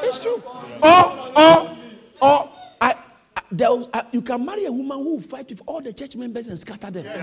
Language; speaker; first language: English; non-native, local second language; Akan